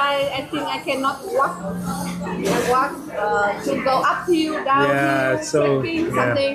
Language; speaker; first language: English; non-native, learner; Vietnamese